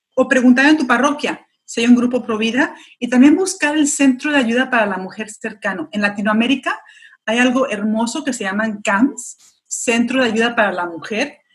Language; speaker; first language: Spanish; early bilingual, heritage; Spanish